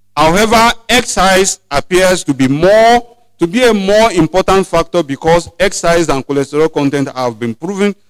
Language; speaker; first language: English; non-native, local second language; Yoruba